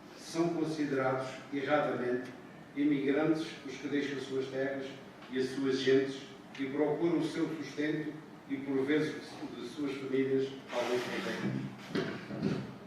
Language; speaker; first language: Portuguese; native; Portuguese